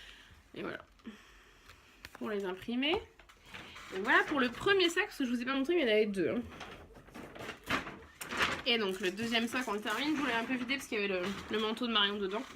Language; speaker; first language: French; native; French